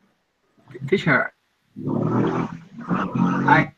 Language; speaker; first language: English; non-native, learner; Spanish